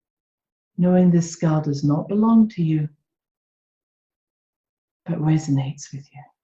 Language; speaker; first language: English; native; English